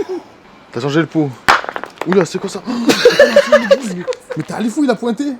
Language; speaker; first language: French; native; French